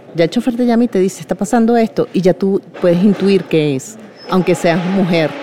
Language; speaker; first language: Spanish; native; Spanish